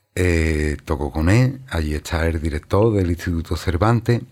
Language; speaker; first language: Spanish; native; Spanish